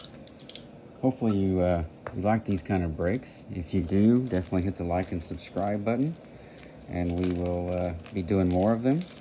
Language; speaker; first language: English; native; English